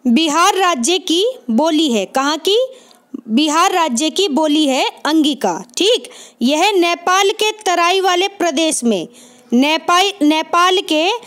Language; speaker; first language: Hindi; native; Hindi